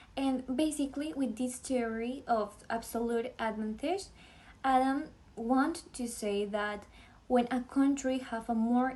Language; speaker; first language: English; non-native, learner; Spanish